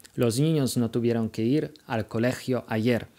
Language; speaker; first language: Spanish; non-native, fluent; Polish